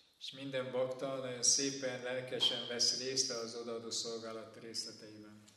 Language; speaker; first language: Hungarian; native; Hungarian